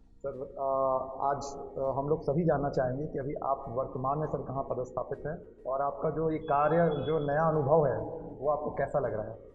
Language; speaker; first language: Hindi; native; Hindi